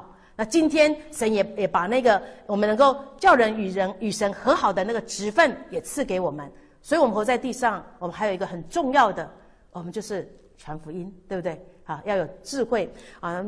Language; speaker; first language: Chinese; native; Chinese